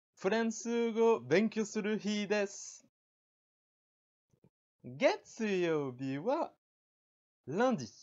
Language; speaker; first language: Japanese; non-native, learner; French